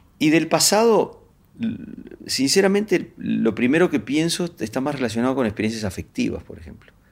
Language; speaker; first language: Spanish; native; Spanish